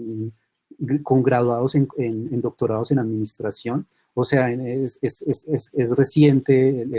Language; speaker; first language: Spanish; native; Spanish